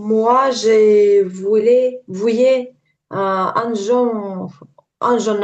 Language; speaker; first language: French; non-native, learner; Ukrainian